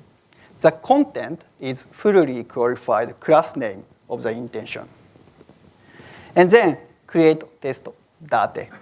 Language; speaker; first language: English; non-native, fluent; Japanese